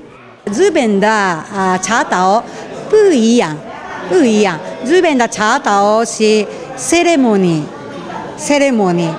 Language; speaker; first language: Chinese; non-native, learner; Japanese